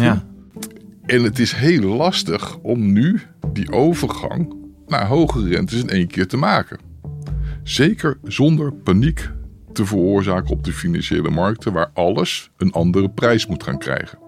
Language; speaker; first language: Dutch; native; Dutch